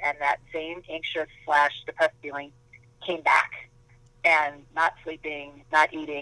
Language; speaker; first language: English; native; English